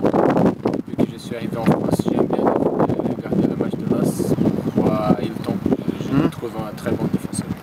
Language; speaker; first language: French; non-native, learner; Portuguese